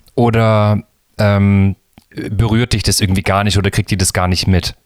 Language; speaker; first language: German; native; German